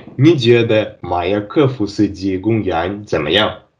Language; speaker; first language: Chinese; non-native, learner; Russian